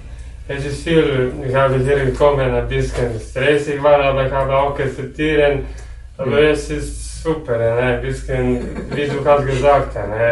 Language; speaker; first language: German; non-native, learner; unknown